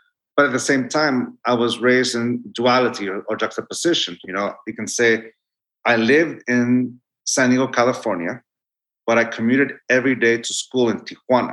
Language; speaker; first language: English; non-native, fluent; Spanish